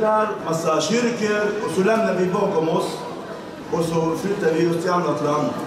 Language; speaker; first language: Swedish; non-native, fluent; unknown